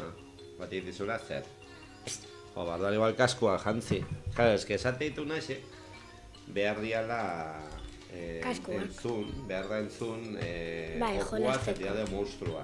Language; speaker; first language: Basque; native; Basque